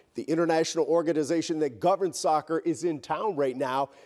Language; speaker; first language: English; native; English